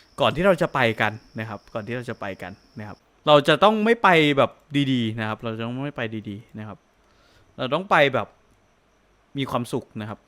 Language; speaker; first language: Thai; native; Thai